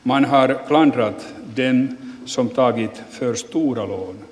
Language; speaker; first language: Swedish; non-native, local second language; Finnish